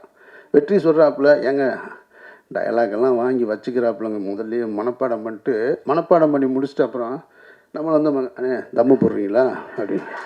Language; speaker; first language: Tamil; native; Tamil